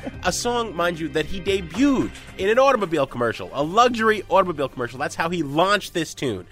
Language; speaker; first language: English; native; English